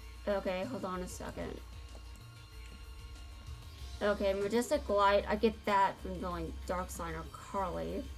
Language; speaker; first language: English; native; English